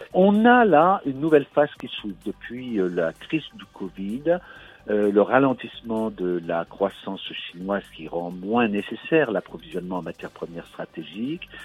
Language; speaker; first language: French; native; French